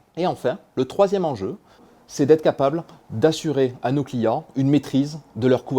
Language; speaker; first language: French; native; French